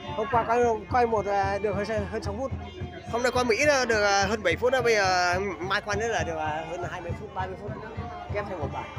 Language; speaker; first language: Vietnamese; non-native, local second language; Hmong